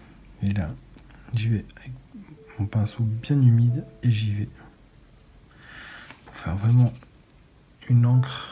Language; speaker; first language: French; native; French